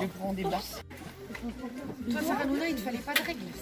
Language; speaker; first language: French; native; French